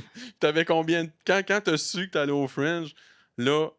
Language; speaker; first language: French; native; French